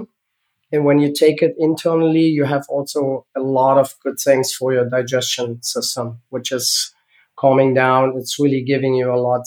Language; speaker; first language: English; non-native, learner; German